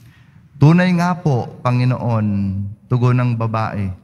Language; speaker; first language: Filipino; native; Filipino